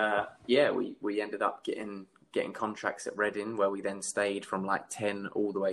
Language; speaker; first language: English; native; English